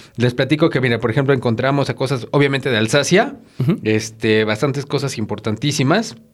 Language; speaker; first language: Spanish; native; Spanish